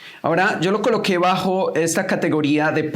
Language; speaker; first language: Spanish; native; Spanish